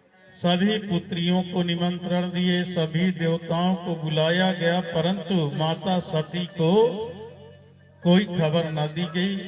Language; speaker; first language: Hindi; native; Hindi